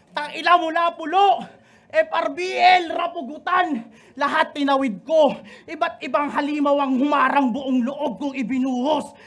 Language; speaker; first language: Filipino; native; Filipino